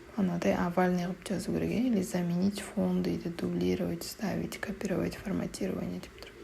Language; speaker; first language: Russian; non-native, local second language; Kazakh